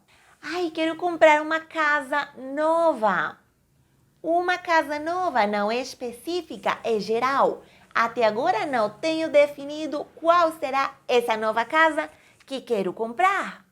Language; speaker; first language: Portuguese; non-native, fluent; Spanish